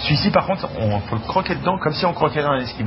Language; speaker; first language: French; native; French